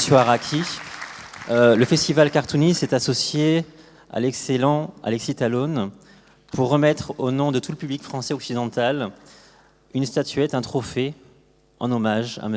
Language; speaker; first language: French; native; French